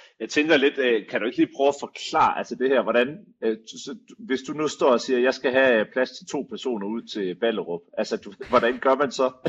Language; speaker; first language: Danish; native; Danish